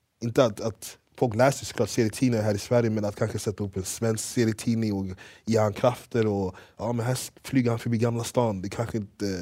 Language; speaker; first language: Swedish; early bilingual, other home language; English